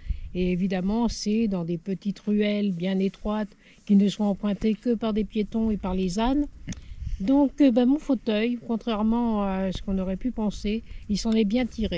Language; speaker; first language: French; native; French